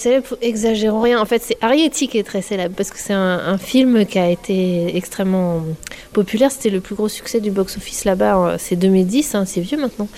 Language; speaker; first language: French; native; French